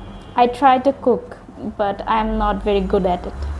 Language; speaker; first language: English; non-native, local second language; Bangla